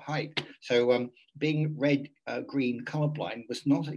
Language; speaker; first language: English; native; English